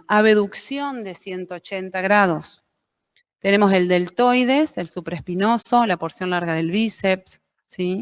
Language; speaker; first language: Spanish; native; Spanish